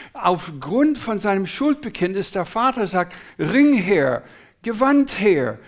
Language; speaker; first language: German; non-native, fluent; English